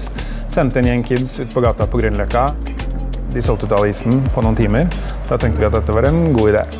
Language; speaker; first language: Norwegian; native; Norwegian